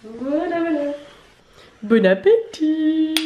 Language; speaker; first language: French; native; French